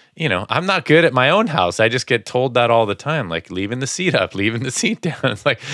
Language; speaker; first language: English; native; English